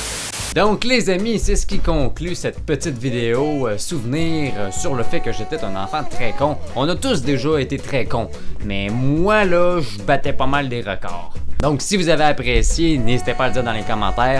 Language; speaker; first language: French; native; French